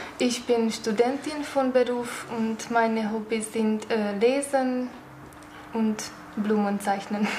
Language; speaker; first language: German; non-native, learner; Hungarian